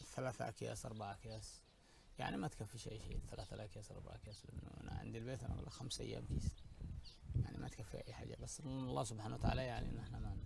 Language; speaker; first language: Arabic; native; Arabic